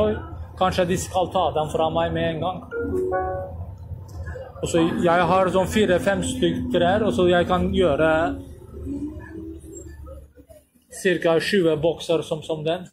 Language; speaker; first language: Swedish; non-native, learner; Turkish